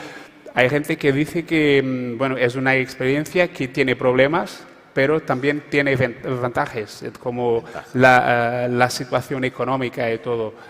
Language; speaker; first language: Spanish; non-native, fluent; Portuguese